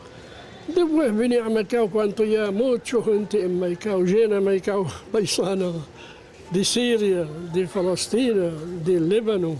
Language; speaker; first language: Spanish; non-native, learner; Arabic